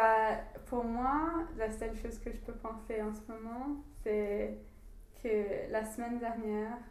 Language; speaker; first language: French; non-native, learner; English